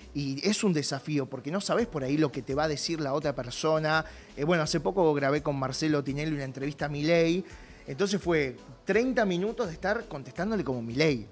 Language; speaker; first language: Spanish; native; Spanish